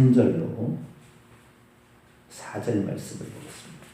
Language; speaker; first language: Korean; native; Korean